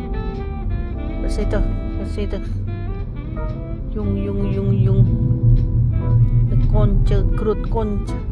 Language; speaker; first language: Dutch; non-native, learner; Indonesian